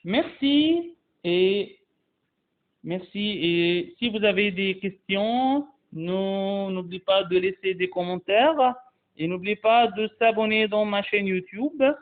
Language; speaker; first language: French; non-native, fluent; Arabic